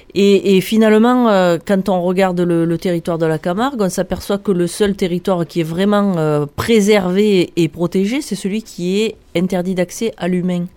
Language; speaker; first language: French; native; French